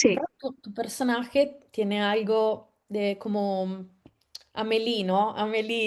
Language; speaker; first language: Spanish; non-native, fluent; Italian